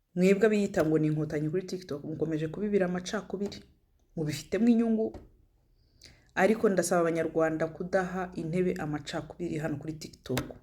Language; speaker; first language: Kinyarwanda; native; Kinyarwanda